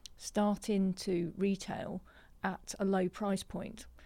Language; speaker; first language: English; native; English